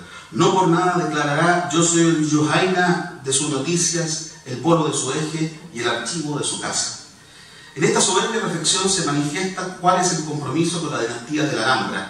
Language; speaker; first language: Spanish; native; Spanish